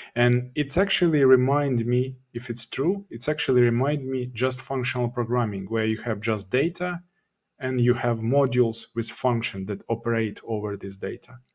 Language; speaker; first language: English; non-native, fluent; Ukrainian